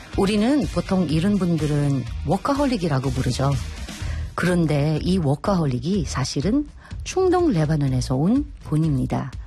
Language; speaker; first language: Korean; non-native, fluent; Filipino